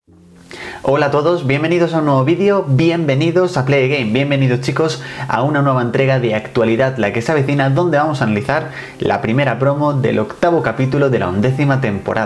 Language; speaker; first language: Spanish; native; Spanish